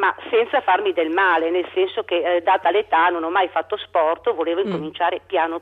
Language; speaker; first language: Italian; native; Italian